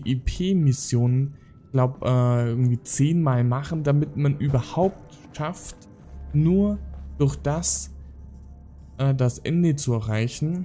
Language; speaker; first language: German; native; German